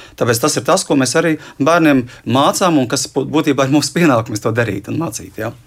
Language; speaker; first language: Latvian; native; Latvian